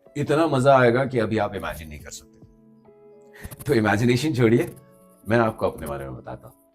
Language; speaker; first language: Hindi; native; Hindi